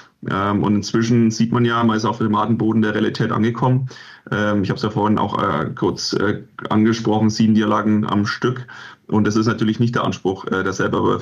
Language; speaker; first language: German; native; German